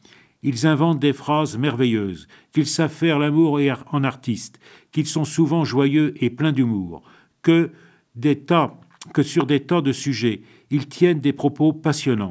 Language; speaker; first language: French; native; French